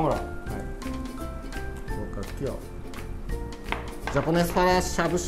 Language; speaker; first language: Portuguese; non-native, learner; Japanese